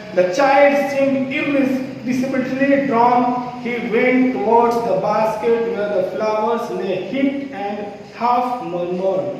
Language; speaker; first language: English; non-native, local second language; Hindi